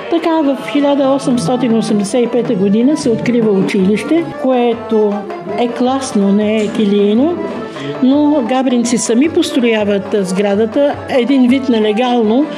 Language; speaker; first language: Bulgarian; native; Bulgarian